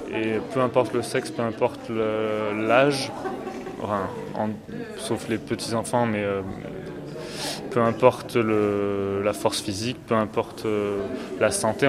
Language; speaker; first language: French; native; French